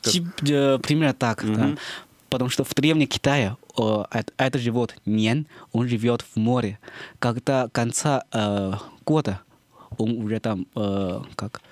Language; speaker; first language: Russian; non-native, learner; Chinese